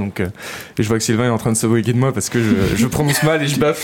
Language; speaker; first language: French; native; French